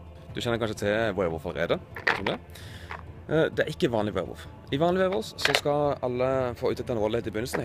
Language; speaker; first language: Norwegian; native; Norwegian